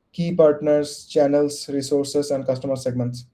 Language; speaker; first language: English; non-native, local second language; Bangla